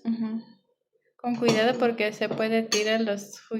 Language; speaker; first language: Spanish; non-native, learner; Armenian